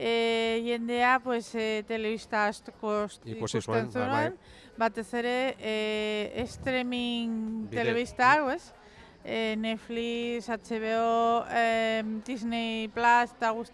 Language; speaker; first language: Basque; non-native, local second language; Spanish